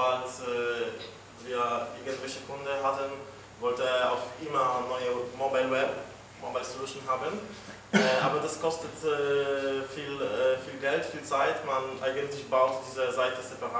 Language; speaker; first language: German; non-native, fluent; Polish